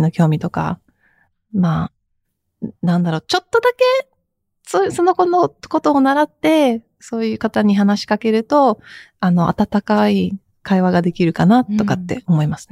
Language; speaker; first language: Japanese; early bilingual, heritage; Japanese